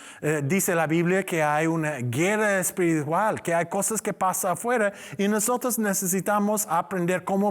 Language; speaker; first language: Spanish; non-native, learner; English